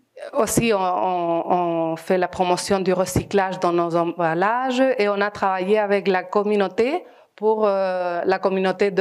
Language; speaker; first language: French; non-native, fluent; Spanish